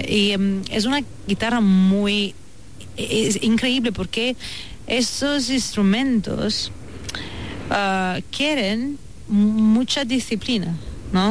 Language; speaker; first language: Spanish; non-native, fluent; Italian